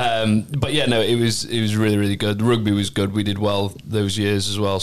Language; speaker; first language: English; native; English